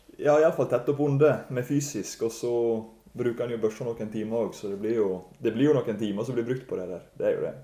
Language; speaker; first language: Norwegian; native; Norwegian